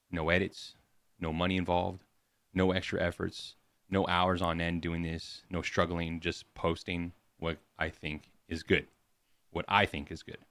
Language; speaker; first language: English; native; English